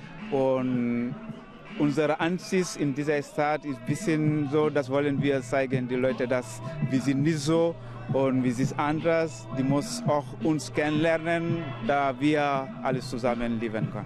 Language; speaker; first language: German; non-native, learner; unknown